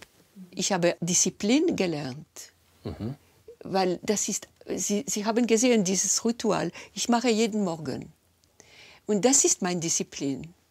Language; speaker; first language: German; non-native, local second language; French